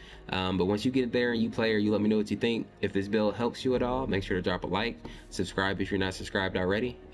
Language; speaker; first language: English; native; English